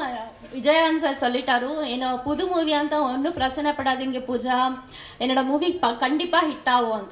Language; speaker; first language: Tamil; non-native, learner; Kannada